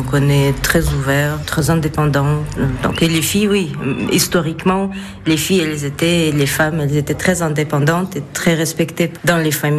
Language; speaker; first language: French; non-native, fluent; Russian